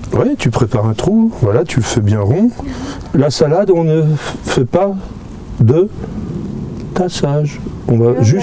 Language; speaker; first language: French; native; French